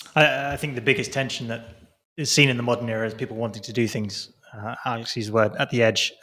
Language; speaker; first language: English; native; English